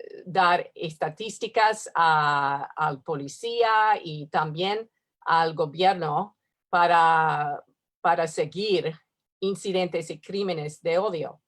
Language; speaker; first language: Spanish; non-native, learner; English